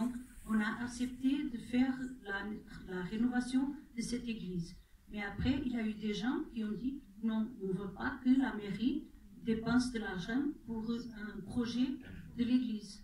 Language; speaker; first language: French; non-native, fluent; Portuguese